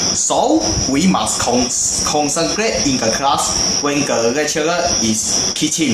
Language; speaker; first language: English; non-native, learner; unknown